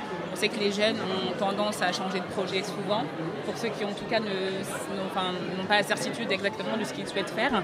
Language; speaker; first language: French; native; French